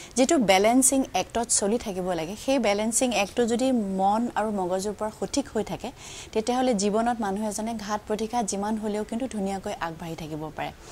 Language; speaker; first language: Assamese; native; Assamese